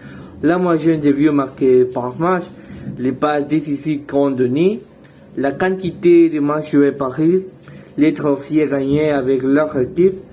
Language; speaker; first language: French; non-native, learner; Spanish